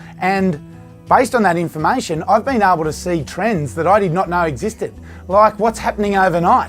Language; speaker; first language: English; native; English